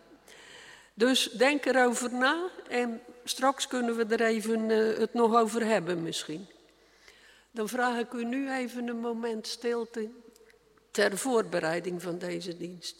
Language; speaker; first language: Dutch; native; Dutch